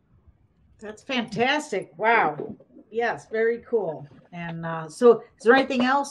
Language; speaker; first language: English; native; English